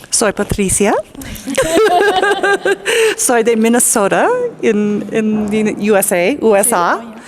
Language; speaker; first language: Spanish; non-native, learner; English